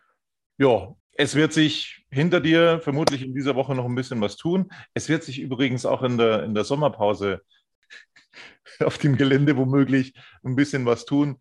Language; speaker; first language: German; native; German